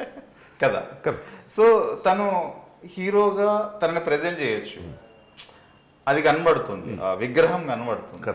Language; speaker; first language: Telugu; native; Telugu